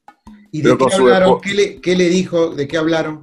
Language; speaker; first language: Spanish; native; Spanish